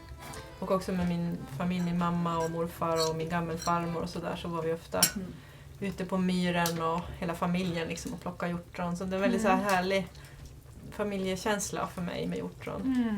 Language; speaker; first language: Swedish; native; Swedish